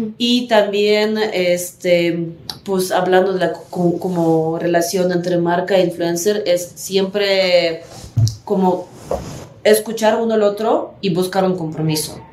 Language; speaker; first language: Spanish; non-native, fluent; Russian